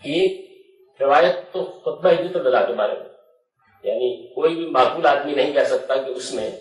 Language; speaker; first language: Urdu; non-native, local second language; Punjabi